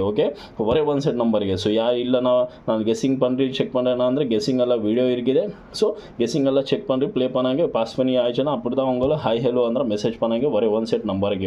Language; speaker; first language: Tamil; non-native, learner; Kannada